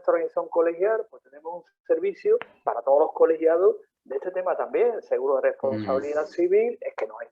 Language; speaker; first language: Spanish; native; Spanish